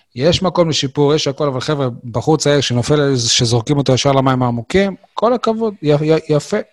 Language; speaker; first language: Hebrew; native; Hebrew